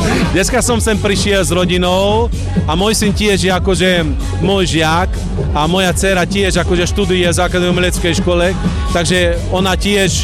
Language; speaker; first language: Slovak; non-native, local second language; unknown